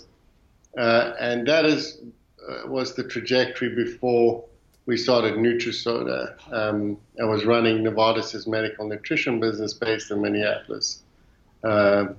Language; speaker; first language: English; native; English